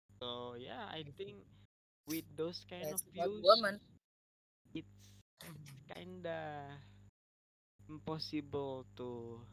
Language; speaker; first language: English; non-native, learner; Indonesian